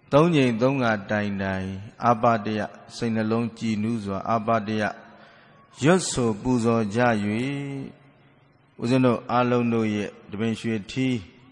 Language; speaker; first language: Burmese; native; Burmese